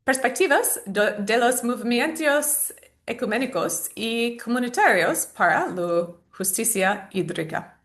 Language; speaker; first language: Spanish; non-native, learner; English